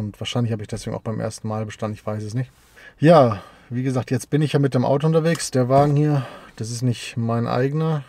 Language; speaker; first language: German; native; German